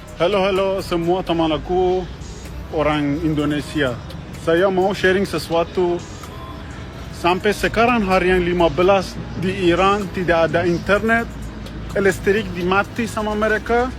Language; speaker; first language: Indonesian; non-native, learner; Persian